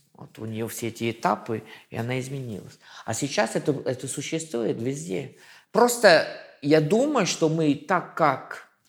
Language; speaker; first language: Russian; non-native, fluent; French